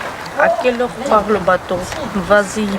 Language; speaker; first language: French; non-native, learner; Romany